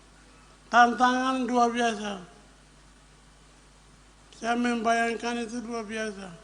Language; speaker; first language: Indonesian; non-native, local second language; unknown